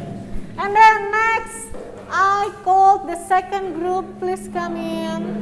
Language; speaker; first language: English; non-native, local second language; Indonesian